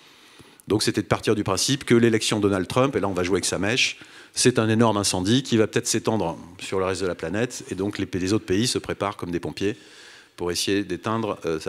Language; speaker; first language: French; native; French